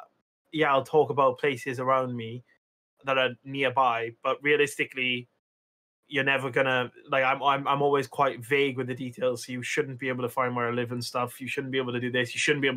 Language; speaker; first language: English; native; English